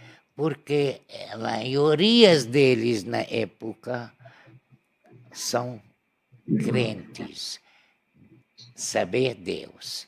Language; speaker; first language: Portuguese; non-native, learner; Arabic